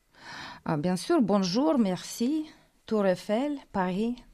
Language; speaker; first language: French; non-native, fluent; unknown